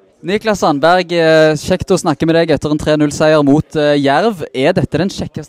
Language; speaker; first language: Norwegian; native; Norwegian